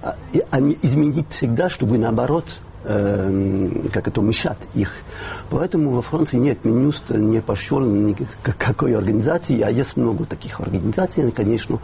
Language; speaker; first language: Russian; non-native, fluent; French